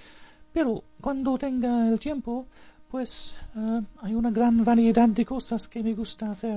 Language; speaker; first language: Spanish; non-native, learner; English